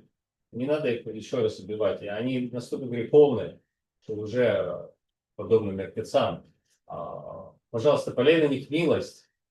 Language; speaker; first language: Russian; native; Russian